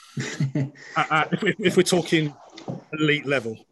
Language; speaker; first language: English; native; English